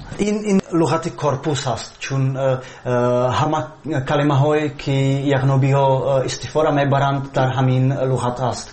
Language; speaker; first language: Persian; non-native, fluent; Czech